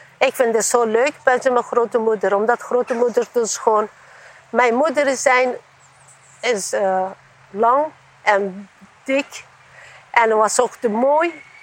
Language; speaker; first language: Dutch; non-native, learner; Turkish